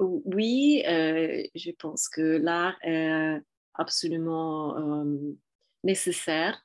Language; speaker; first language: French; non-native, fluent; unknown